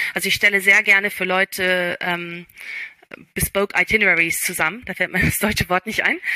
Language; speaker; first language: German; early bilingual, other home language; English